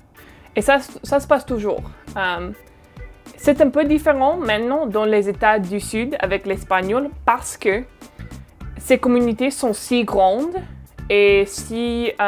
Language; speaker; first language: French; non-native, fluent; English